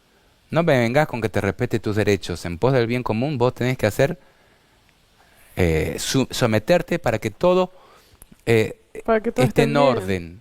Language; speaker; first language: Spanish; native; Spanish